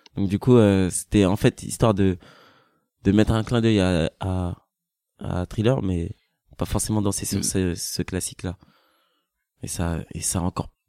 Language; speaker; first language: French; native; French